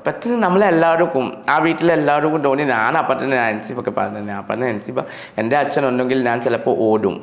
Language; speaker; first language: Malayalam; non-native, local second language; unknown